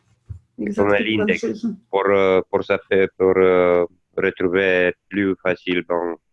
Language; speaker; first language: French; non-native, learner; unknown